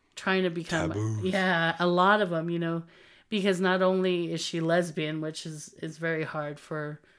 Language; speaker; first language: English; native; English